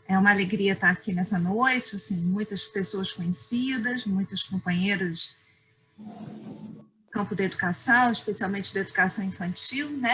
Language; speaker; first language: Portuguese; native; Portuguese